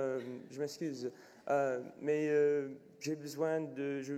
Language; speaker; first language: French; non-native, learner; English